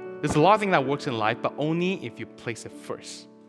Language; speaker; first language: English; early bilingual, other home language; Chinese